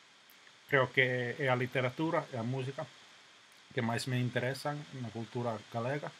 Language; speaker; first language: Galician; non-native, fluent; Finnish